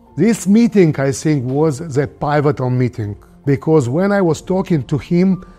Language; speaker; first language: English; non-native, fluent; Russian